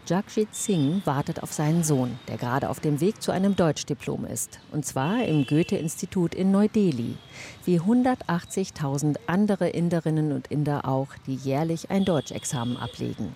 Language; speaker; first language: German; native; German